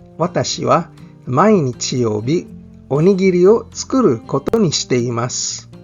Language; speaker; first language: Japanese; non-native, fluent; English